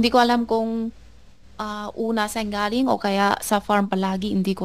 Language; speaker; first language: Filipino; non-native, learner; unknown